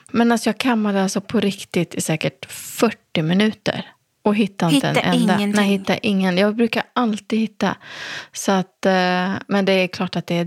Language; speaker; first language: Swedish; native; Swedish